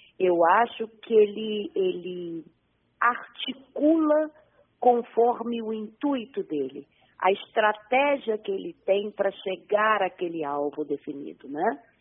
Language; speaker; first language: Portuguese; native; Portuguese